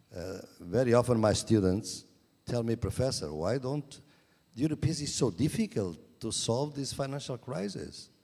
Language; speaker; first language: English; non-native, fluent; Portuguese